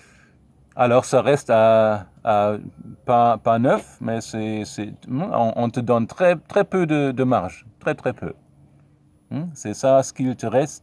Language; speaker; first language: French; non-native, fluent; German